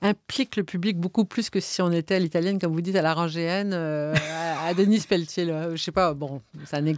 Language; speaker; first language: French; native; French